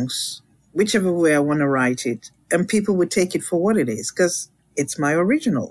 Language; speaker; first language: English; non-native, local second language; Yoruba